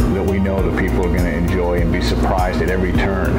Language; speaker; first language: English; native; English